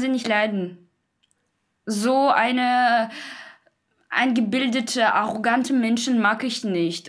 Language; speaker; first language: German; non-native, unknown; Uzbek